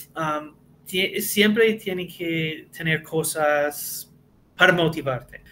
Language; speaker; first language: Spanish; non-native, learner; English